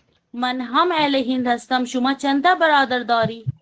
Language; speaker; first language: Persian; non-native, learner; Urdu